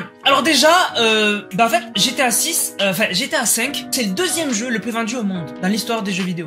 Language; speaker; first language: French; native; French